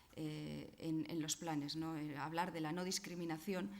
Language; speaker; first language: Spanish; non-native, local second language; Basque